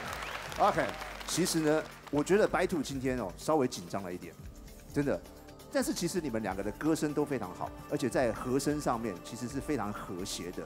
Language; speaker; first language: Chinese; native; Chinese